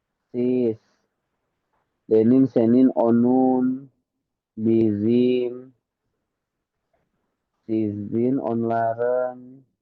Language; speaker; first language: Turkish; non-native, fluent; Indonesian